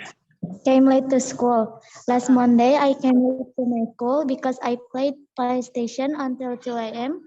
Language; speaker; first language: English; non-native, learner; Indonesian